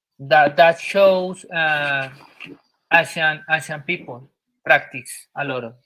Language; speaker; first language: English; non-native, learner; Spanish